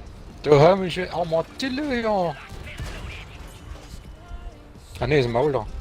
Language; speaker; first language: German; native; German